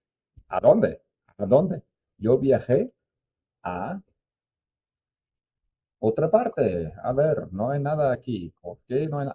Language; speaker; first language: Spanish; non-native, fluent; English